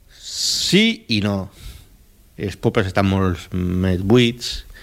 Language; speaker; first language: Catalan; non-native, local second language; Spanish